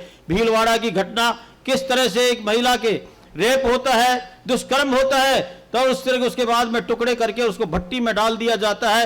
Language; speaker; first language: Hindi; native; Hindi